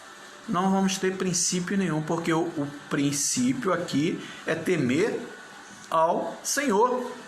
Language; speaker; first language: Portuguese; native; Portuguese